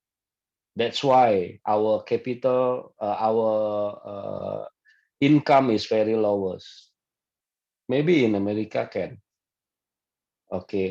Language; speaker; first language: English; non-native, fluent; Indonesian